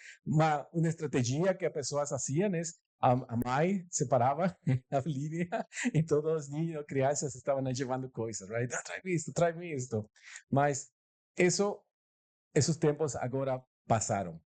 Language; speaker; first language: Portuguese; non-native, learner; Spanish